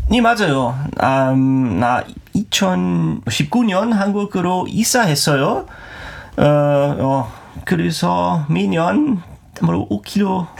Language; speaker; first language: Korean; non-native, learner; German